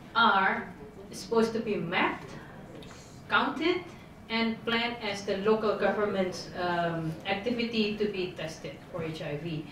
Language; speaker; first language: English; non-native, fluent; Indonesian